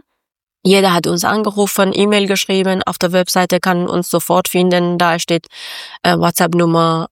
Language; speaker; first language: German; non-native, learner; Persian